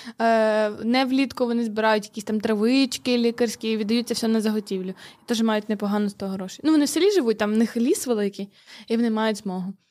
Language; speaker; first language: Ukrainian; native; Ukrainian